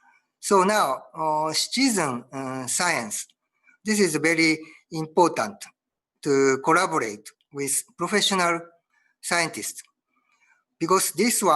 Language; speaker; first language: English; non-native, learner; Japanese